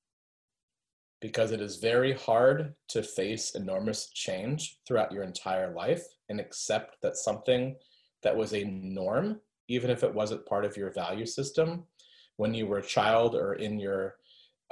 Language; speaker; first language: English; native; English